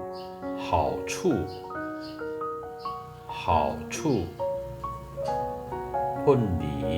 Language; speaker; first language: Chinese; non-native, fluent; Lao